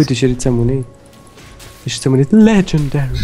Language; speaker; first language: German; native; German